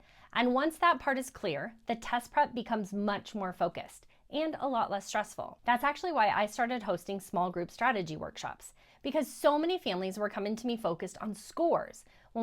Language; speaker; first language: English; native; English